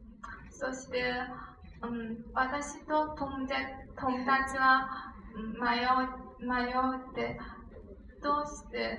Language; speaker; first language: Japanese; non-native, learner; Chinese